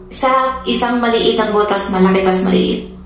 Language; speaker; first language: Filipino; non-native, learner; Chinese